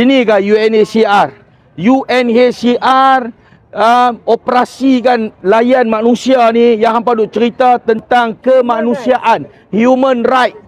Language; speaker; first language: Malay; native; Malay